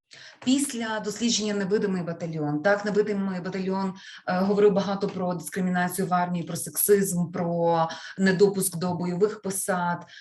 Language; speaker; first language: Ukrainian; native; Ukrainian